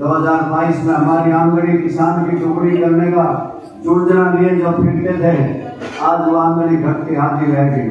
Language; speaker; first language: Hindi; native; Hindi